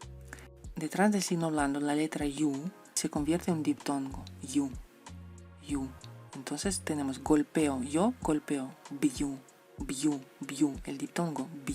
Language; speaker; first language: Spanish; non-native, fluent; Russian